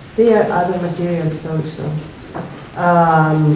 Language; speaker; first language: English; non-native, learner; Spanish